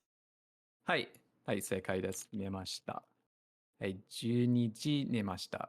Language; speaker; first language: Japanese; non-native, learner; English